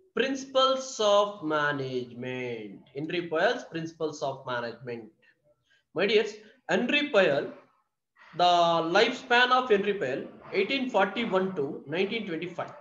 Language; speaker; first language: English; non-native, local second language; Kannada